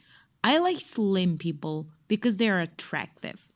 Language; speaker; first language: English; non-native, fluent; Persian